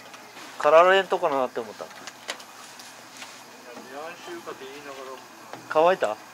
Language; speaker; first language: Japanese; native; Japanese